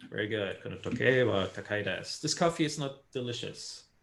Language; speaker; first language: Japanese; non-native, fluent; English